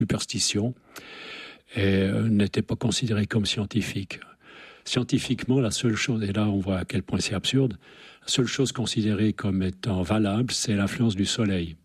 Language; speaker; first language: French; native; French